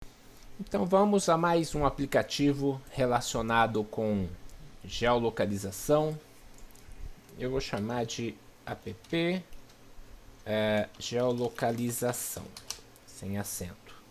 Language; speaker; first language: Portuguese; native; Portuguese